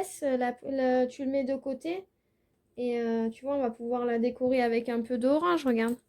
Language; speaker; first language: French; native; French